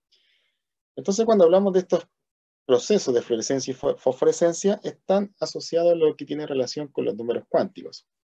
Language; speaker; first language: Spanish; native; Spanish